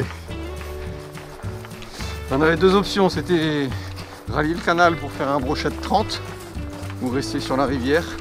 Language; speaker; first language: French; native; French